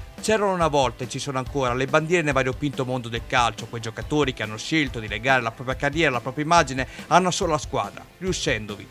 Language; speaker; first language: Italian; native; Italian